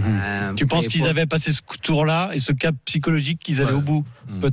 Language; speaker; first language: French; native; French